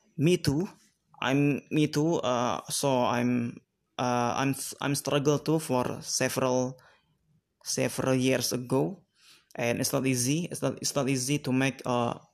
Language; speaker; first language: English; non-native, learner; Indonesian